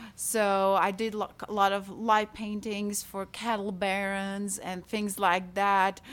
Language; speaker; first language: English; non-native, fluent; Latvian